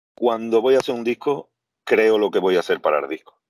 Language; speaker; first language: Spanish; native; Spanish